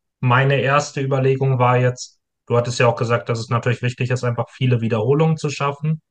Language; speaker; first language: German; native; German